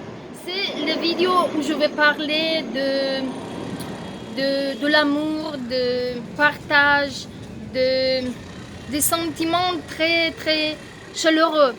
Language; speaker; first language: French; non-native, fluent; Russian